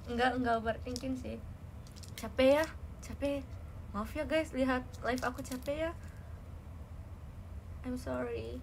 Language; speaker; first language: Indonesian; native; Indonesian